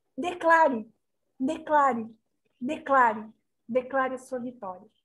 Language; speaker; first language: Portuguese; native; Portuguese